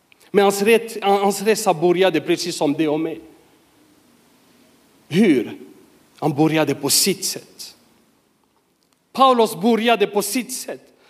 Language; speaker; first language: Swedish; non-native, fluent; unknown